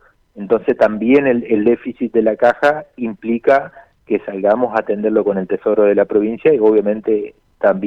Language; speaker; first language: Spanish; native; Spanish